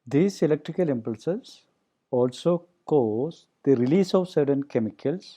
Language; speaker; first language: English; non-native, local second language; Malayalam